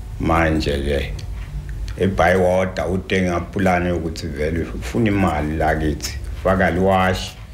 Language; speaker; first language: Zulu; non-native, local second language; Swati